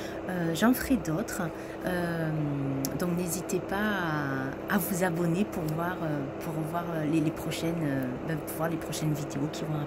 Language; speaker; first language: French; native; French